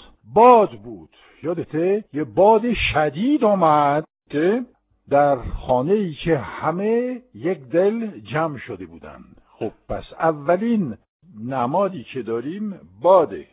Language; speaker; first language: Persian; non-native, fluent; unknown